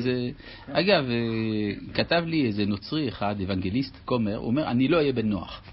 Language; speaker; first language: Hebrew; native; Hebrew